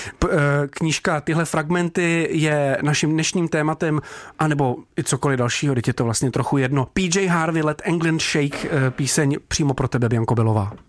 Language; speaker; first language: Czech; native; Czech